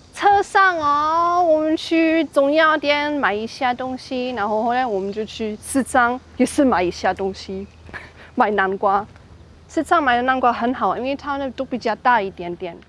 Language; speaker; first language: Chinese; non-native, fluent; German